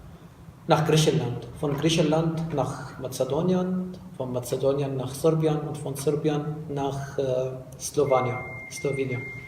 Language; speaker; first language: German; non-native, fluent; Arabic